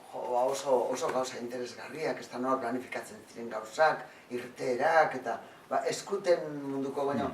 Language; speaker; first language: Basque; non-native, local second language; Spanish